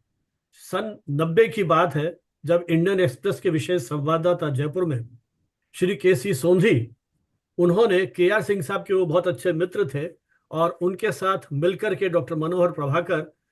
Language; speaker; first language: Hindi; native; Hindi